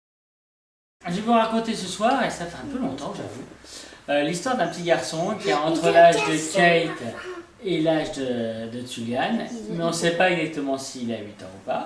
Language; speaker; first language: French; native; French